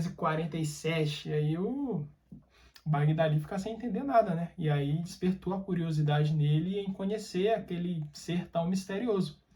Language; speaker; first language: Portuguese; native; Portuguese